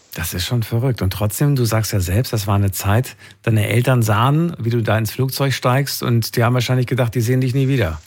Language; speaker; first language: German; native; German